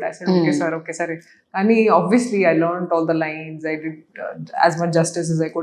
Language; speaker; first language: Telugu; non-native, local second language; Hindi